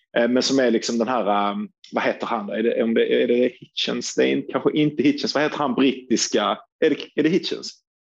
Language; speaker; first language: Swedish; early bilingual, other home language; Turkish